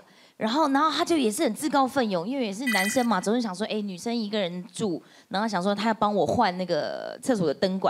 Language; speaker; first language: Chinese; native; Chinese